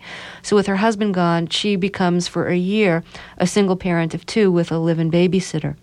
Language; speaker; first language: English; native; English